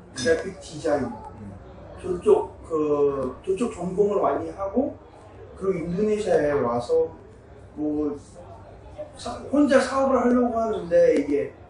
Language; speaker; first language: Korean; early bilingual, heritage; Korean